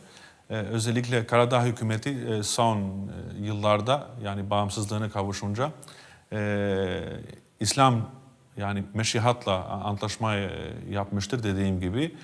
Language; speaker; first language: Turkish; non-native, fluent; Albanian